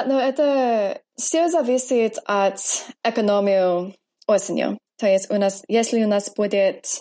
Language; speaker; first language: Russian; non-native, fluent; English